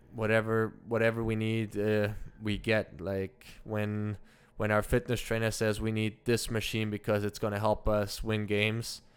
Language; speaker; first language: English; early bilingual, other home language; German